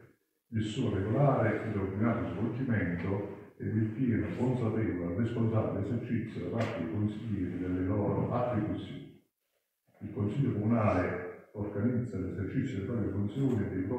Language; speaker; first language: Italian; native; Italian